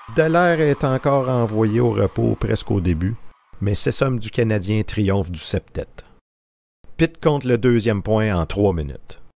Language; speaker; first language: French; native; French